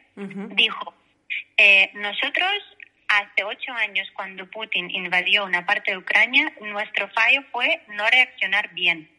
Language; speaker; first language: Spanish; non-native, fluent; Russian